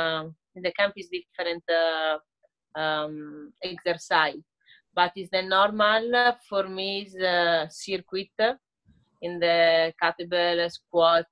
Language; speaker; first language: English; non-native, learner; Italian